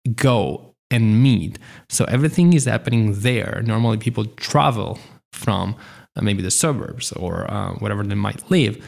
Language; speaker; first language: English; non-native, fluent; Italian